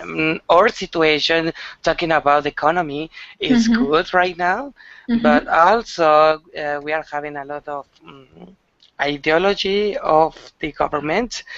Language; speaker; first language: English; non-native, learner; Spanish